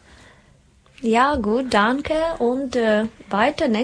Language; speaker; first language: German; non-native, learner; Russian